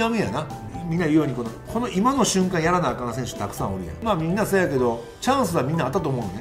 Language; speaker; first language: Japanese; native; Japanese